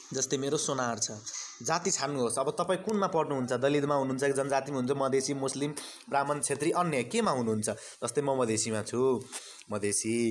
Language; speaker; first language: Nepali; non-native, local second language; Maithili